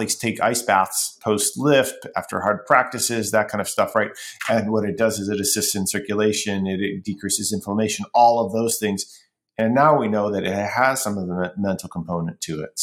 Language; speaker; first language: English; native; English